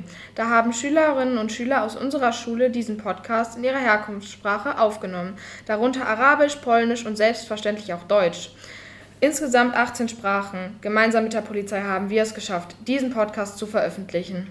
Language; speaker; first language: German; native; German